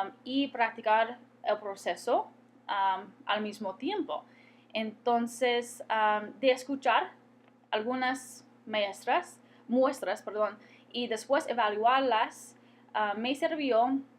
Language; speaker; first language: Spanish; non-native, fluent; English